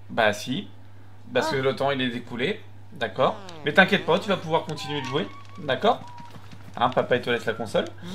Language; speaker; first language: French; native; French